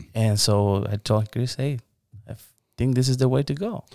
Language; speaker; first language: English; non-native, learner; Spanish